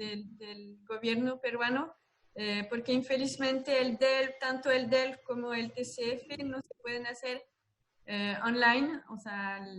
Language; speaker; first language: Spanish; non-native, fluent; French